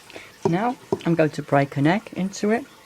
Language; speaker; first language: English; native; English